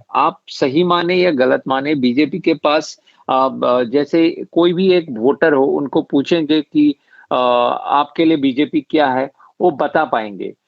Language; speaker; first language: Hindi; non-native, local second language; Assamese